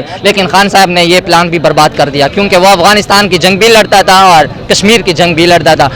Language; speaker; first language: Hindi; non-native, local second language; Pashto